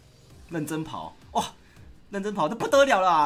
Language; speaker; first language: Chinese; native; Chinese